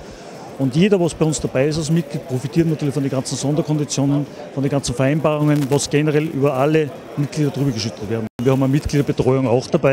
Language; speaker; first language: German; native; German